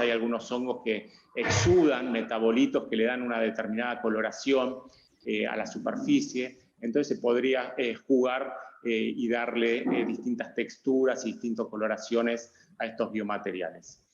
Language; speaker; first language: Spanish; native; Spanish